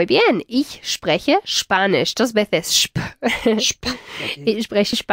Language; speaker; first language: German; non-native, fluent; Spanish